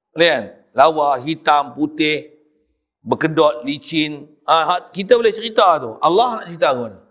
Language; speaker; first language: Malay; native; Malay